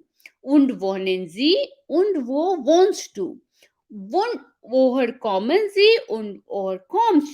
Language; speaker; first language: German; non-native, fluent; Hindi